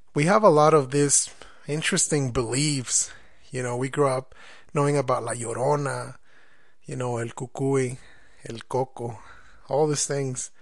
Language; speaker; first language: English; non-native, fluent; Spanish